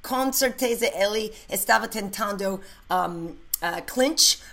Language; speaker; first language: Portuguese; non-native, learner; English